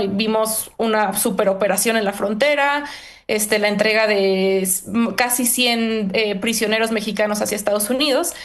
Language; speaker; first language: Spanish; native; Spanish